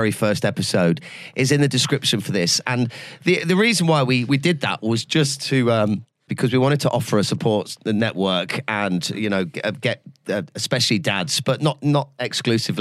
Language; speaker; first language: English; native; English